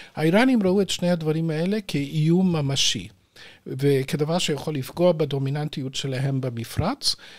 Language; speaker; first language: Hebrew; native; Hebrew